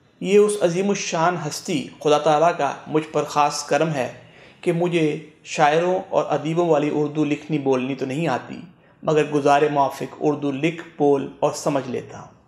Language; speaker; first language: Urdu; non-native, local second language; Punjabi